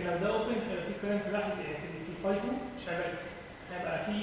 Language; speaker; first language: Arabic; native; Arabic